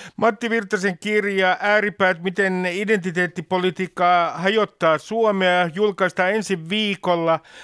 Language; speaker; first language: Finnish; native; Finnish